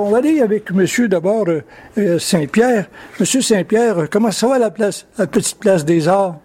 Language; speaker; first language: French; native; French